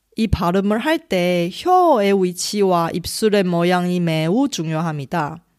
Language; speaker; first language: Korean; non-native, fluent; Chinese